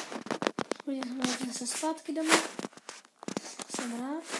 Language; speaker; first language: Czech; non-native, learner; Slovak